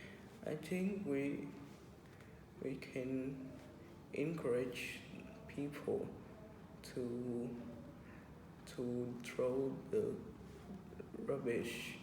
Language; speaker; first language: English; non-native, learner; Vietnamese